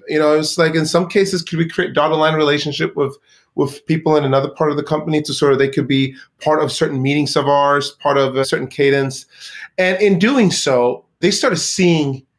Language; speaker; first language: English; early bilingual, other home language; Swedish